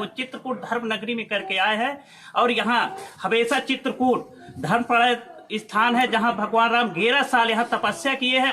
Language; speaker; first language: Hindi; native; Hindi